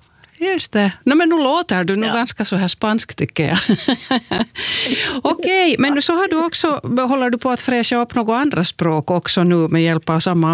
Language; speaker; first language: Swedish; native; Swedish